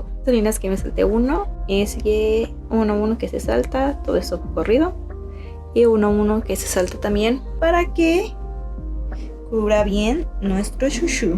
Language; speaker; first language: Spanish; native; Spanish